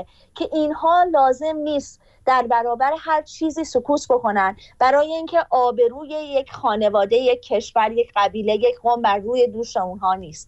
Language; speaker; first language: Persian; native; Persian